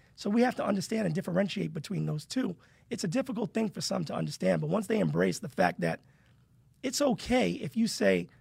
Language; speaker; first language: English; native; English